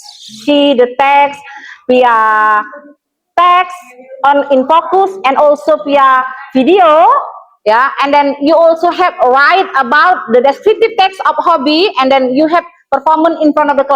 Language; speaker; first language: English; non-native, learner; Indonesian